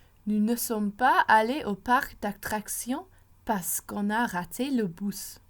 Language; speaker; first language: French; non-native, fluent; English